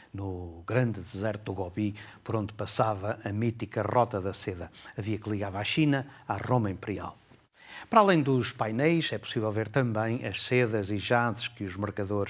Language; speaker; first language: Portuguese; native; Portuguese